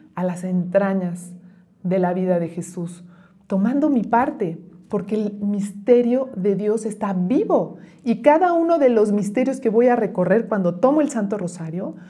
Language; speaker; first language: Spanish; native; Spanish